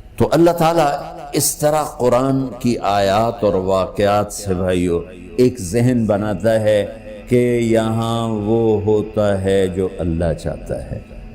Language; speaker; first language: Urdu; non-native, local second language; Punjabi